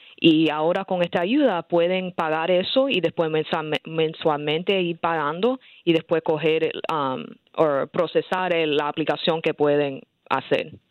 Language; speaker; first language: Spanish; early bilingual, heritage; English